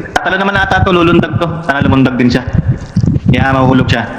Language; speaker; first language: Filipino; native; Filipino